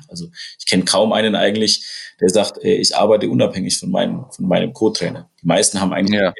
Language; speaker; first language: German; native; German